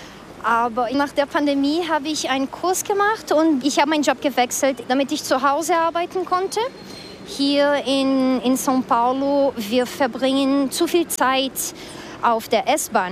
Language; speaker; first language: German; non-native, fluent; Portuguese